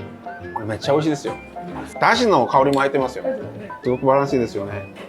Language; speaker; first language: Japanese; non-native, fluent; Korean